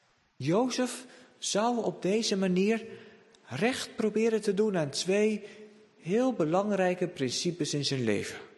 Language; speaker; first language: Dutch; native; Dutch